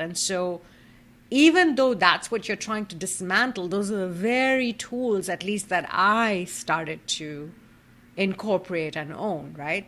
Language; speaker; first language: English; non-native, local second language; Bangla